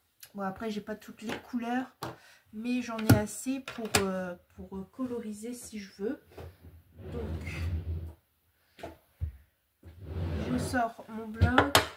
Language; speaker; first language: French; native; French